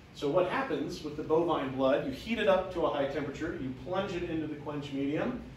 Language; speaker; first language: English; native; English